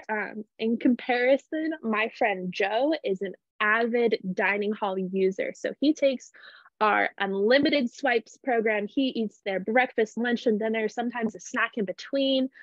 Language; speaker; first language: English; native; English